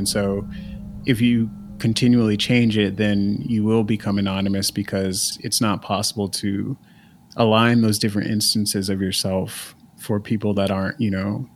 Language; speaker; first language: English; native; English